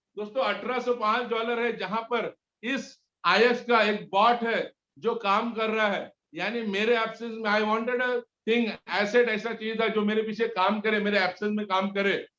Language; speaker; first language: Hindi; native; Hindi